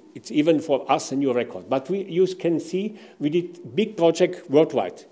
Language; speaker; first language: English; non-native, fluent; German